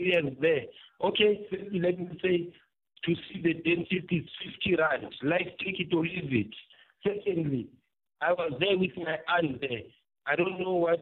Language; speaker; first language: English; non-native, local second language; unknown